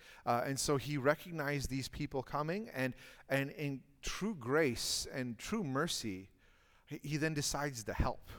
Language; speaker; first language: English; native; English